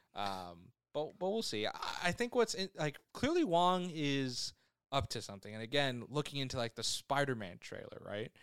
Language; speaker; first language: English; native; English